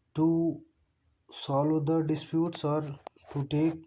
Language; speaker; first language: English; non-native, local second language; Hindi